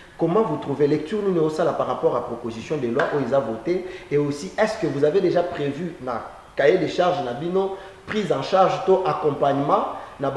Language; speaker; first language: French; non-native, local second language; Lingala